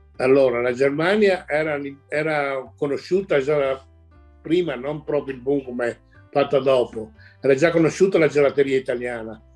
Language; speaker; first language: Italian; native; Italian